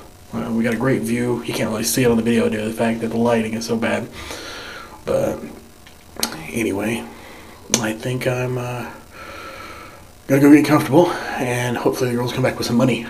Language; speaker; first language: English; native; English